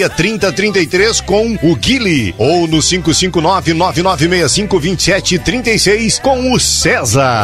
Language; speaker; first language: Portuguese; native; Portuguese